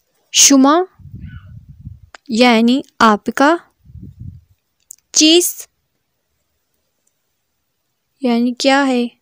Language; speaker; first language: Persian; non-native, fluent; Urdu